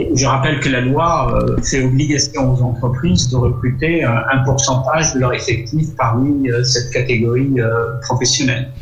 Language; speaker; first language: French; non-native, local second language; Arabic